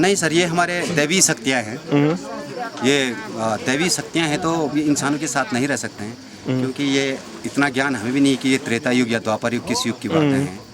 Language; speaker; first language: Hindi; native; Hindi